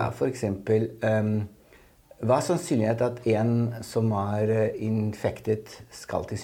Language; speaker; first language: Norwegian; non-native, fluent; Italian